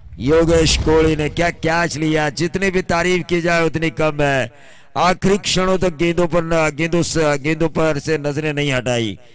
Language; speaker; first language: Hindi; non-native, local second language; Marathi